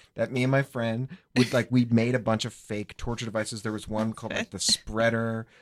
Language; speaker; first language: English; native; English